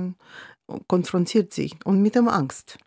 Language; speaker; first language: German; non-native, fluent; Russian